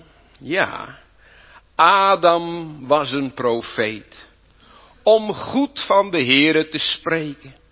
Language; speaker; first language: Dutch; native; Dutch